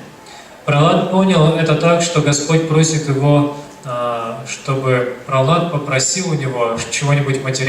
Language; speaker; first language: Russian; native; Russian